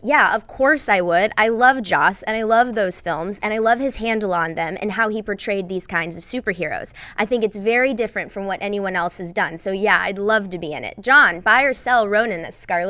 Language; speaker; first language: English; native; English